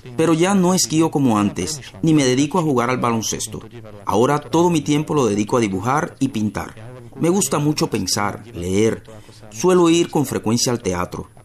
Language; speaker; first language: Spanish; non-native, fluent; Slovak